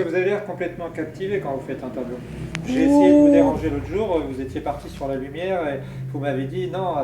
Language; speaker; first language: French; native; French